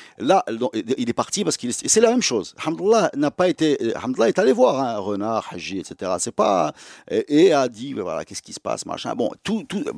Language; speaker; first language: French; non-native, local second language; Arabic